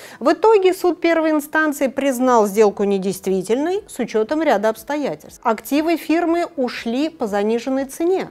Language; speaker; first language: Russian; native; Russian